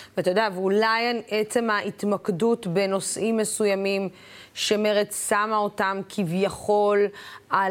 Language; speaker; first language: Hebrew; non-native, local second language; Arabic